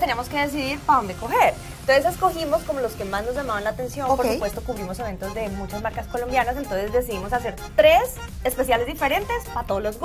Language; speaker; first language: Spanish; native; Spanish